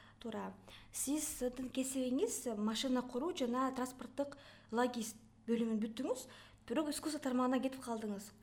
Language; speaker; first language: Kyrgyz; native; Kyrgyz